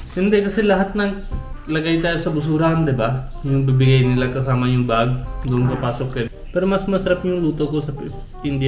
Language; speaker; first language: Filipino; non-native, learner; Hindi